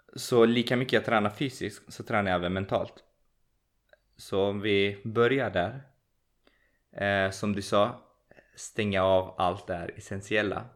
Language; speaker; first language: Swedish; early bilingual, other home language; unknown